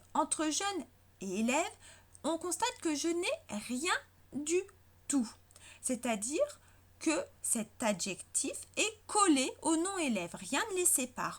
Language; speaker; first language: French; native; French